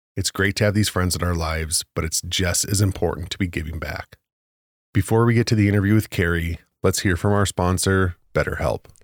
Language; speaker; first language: English; native; English